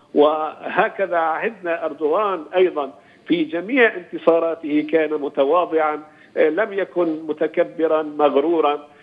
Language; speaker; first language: Arabic; non-native, fluent; Turkish